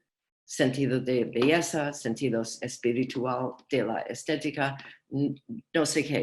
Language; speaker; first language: Spanish; non-native, learner; English